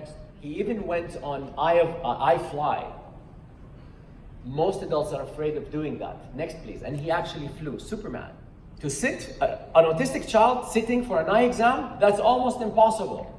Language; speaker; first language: English; non-native, fluent; Arabic